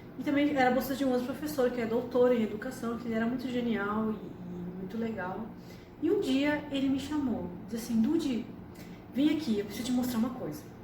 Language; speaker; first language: Portuguese; early bilingual, other home language; Spanish